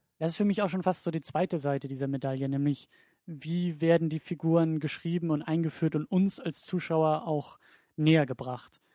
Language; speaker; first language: German; native; German